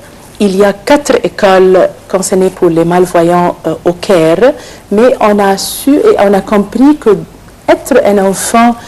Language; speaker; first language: French; non-native, fluent; Arabic